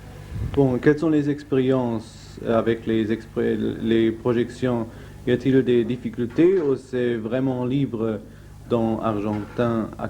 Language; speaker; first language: French; non-native, learner; German